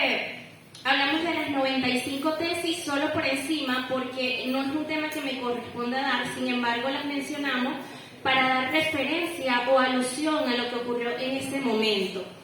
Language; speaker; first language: Spanish; native; Spanish